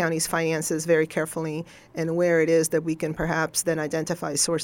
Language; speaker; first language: English; non-native, fluent; Spanish